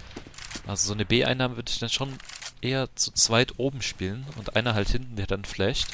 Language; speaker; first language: German; native; German